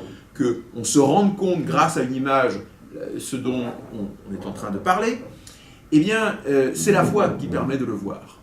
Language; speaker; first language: French; native; French